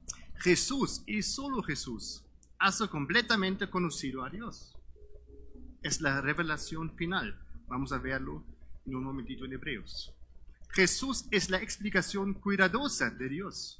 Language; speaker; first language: Spanish; non-native, fluent; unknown